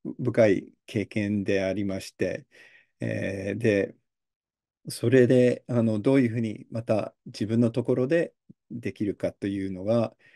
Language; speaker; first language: Japanese; early bilingual, heritage; Japanese